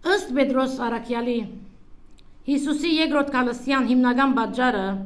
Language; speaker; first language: Armenian; native; Armenian